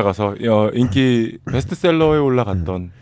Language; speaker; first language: Korean; native; Korean